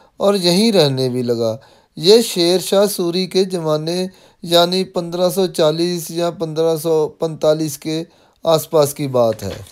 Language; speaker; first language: Hindi; non-native, local second language; Punjabi